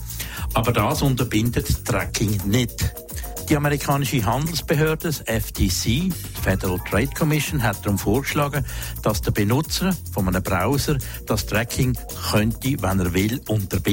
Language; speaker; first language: German; native; German